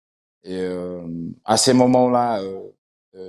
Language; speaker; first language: French; non-native, fluent; Portuguese